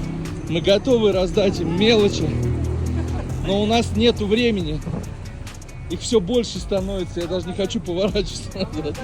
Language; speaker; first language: Russian; native; Russian